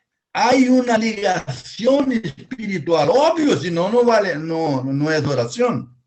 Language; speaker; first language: Spanish; non-native, fluent; Portuguese